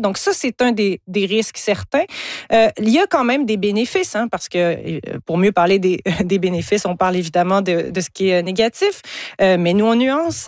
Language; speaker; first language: French; native; French